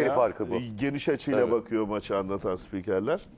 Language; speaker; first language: Turkish; native; Turkish